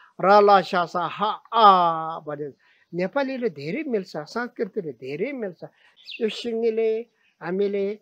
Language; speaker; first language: Nepali; non-native, local second language; Tibetan